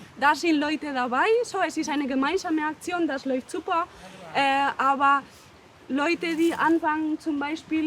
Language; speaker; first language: German; non-native, fluent; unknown